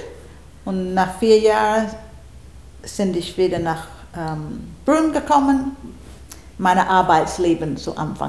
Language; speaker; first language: German; non-native, learner; English